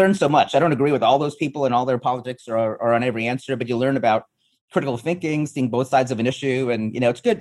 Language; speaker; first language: English; native; English